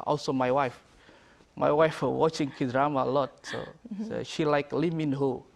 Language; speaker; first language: English; non-native, learner; Indonesian